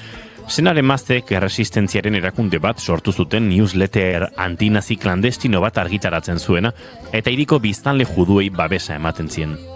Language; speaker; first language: Basque; native; Basque